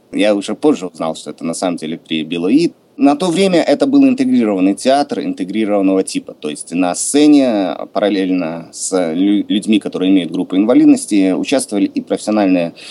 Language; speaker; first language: Russian; native; Russian